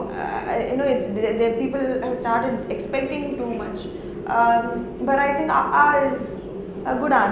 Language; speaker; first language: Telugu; non-native, local second language; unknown